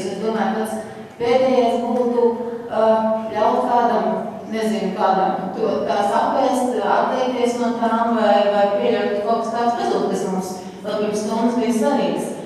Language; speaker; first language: Latvian; native; Latvian